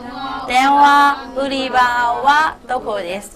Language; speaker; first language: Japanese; non-native, fluent; Burmese